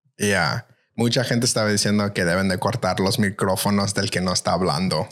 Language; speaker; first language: Spanish; early bilingual, heritage; Spanish